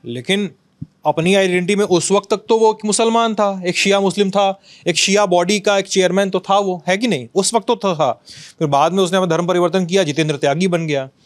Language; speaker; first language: Hindi; native; Hindi